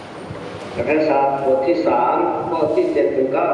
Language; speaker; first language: Thai; non-native, fluent; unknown